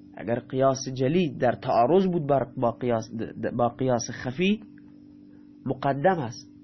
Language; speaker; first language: Persian; non-native, local second language; Baluchi